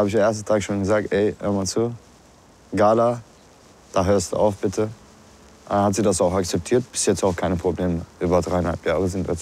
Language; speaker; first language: German; early bilingual, other home language; Turkish